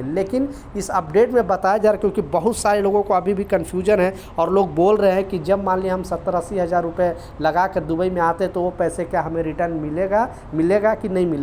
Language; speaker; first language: Hindi; native; Hindi